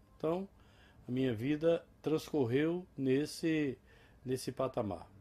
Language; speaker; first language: Portuguese; native; Portuguese